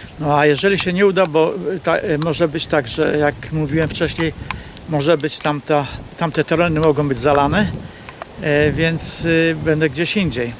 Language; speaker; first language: Polish; native; Polish